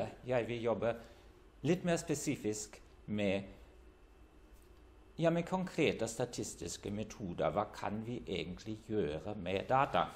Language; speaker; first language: Norwegian; non-native, fluent; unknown